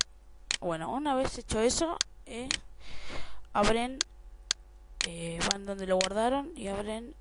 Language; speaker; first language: Spanish; native; Spanish